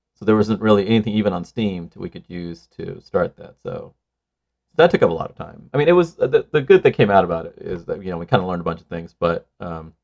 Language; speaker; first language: English; non-native, local second language; Sinhala